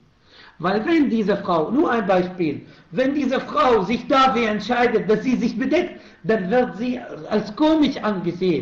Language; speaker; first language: German; non-native, fluent; Arabic